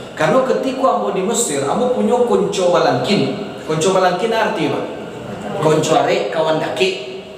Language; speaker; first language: Malay; non-native, local second language; Minangkabau